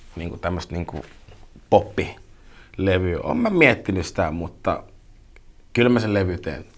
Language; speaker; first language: Finnish; early bilingual, other home language; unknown